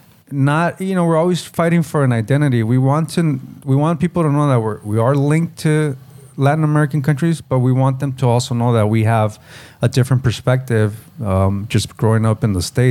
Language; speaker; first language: English; early bilingual, other home language; Spanish